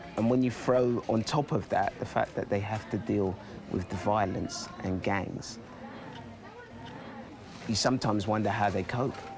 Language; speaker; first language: English; native; English